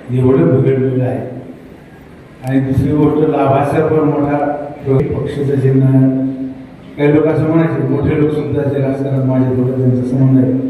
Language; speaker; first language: Marathi; native; Marathi